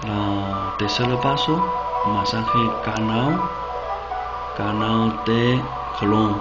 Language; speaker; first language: Spanish; non-native, learner; Chinese